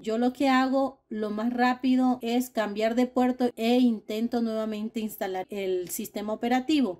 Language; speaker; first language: Spanish; native; Spanish